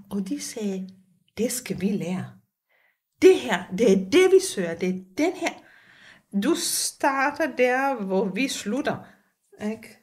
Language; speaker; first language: Danish; non-native, fluent; Hebrew